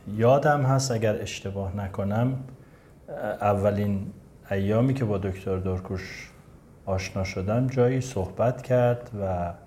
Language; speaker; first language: Persian; native; Persian